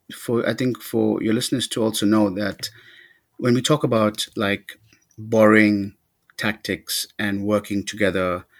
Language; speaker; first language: English; native; English